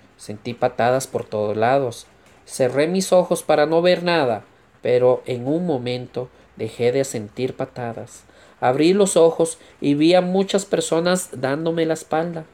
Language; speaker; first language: Spanish; native; Spanish